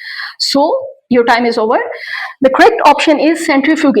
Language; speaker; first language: English; non-native, local second language; Urdu